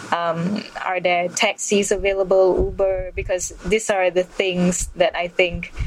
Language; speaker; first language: English; non-native, local second language; Malay